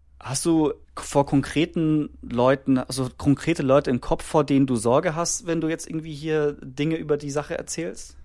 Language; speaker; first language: German; native; German